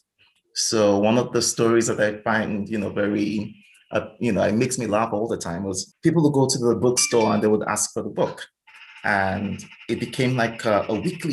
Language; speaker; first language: English; non-native, local second language; Igbo